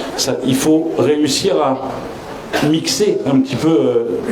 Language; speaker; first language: French; native; French